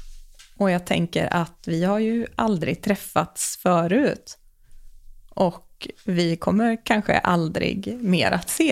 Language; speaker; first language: Swedish; native; Swedish